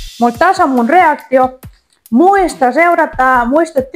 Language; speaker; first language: Finnish; non-native, learner; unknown